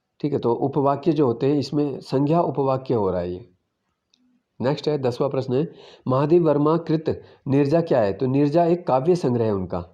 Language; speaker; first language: Hindi; native; Hindi